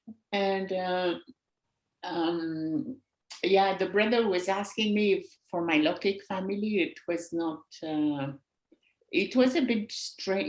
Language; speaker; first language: English; non-native, fluent; French